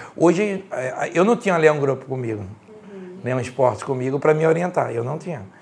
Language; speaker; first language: Portuguese; native; Portuguese